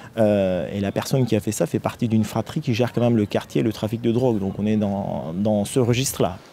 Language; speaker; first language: French; non-native, fluent; Turkish